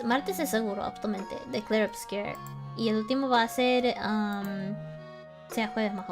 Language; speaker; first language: Spanish; early bilingual, heritage; Spanish